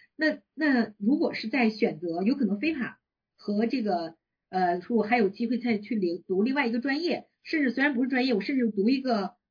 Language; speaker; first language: Chinese; native; Chinese